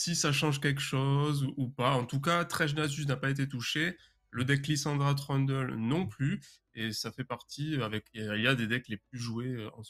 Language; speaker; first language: French; native; French